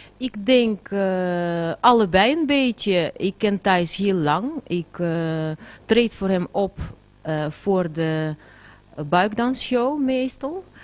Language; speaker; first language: Dutch; non-native, fluent; Russian